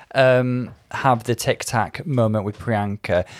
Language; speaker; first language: English; native; English